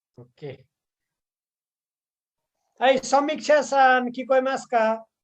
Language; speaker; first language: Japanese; non-native, fluent; Nepali